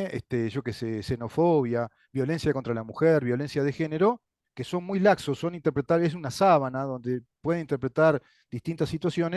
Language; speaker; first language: Spanish; native; Spanish